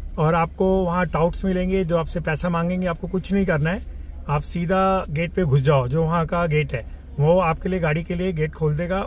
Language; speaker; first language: Hindi; native; Hindi